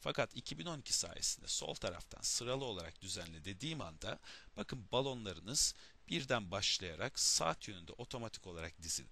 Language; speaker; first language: Turkish; native; Turkish